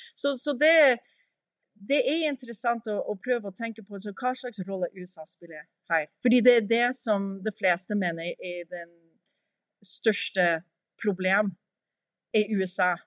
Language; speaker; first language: Norwegian; early bilingual, heritage; English